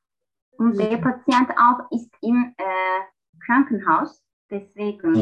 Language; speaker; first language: German; non-native, learner; Turkish